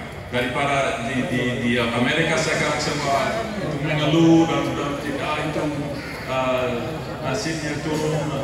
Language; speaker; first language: Indonesian; non-native, fluent; English